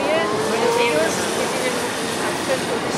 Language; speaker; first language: Spanish; non-native, learner; English